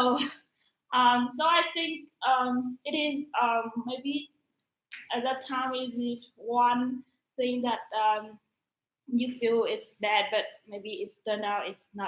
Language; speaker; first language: English; non-native, learner; Vietnamese